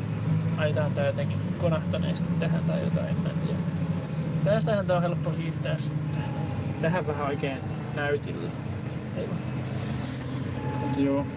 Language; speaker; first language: Finnish; native; Finnish